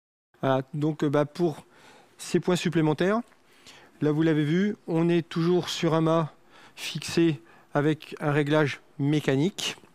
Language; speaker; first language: French; native; French